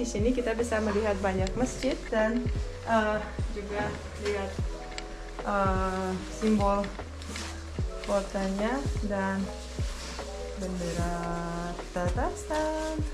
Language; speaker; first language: Indonesian; non-native, fluent; Russian